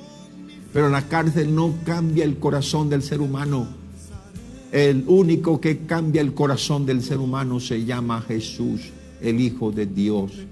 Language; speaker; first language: Spanish; native; Spanish